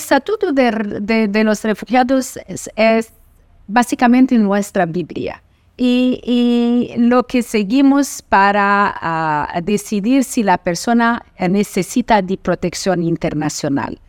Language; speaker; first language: Spanish; non-native, fluent; Portuguese